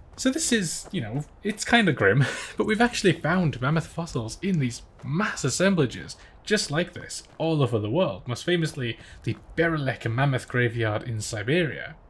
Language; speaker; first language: English; native; English